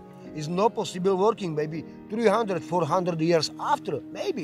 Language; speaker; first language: English; non-native, learner; Slovak